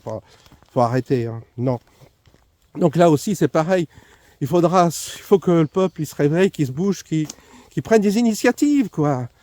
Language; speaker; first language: French; native; French